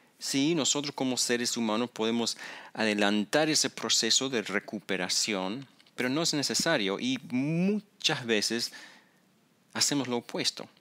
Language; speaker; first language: Spanish; non-native, fluent; English